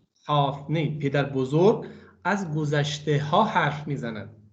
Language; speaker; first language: Persian; non-native, fluent; Urdu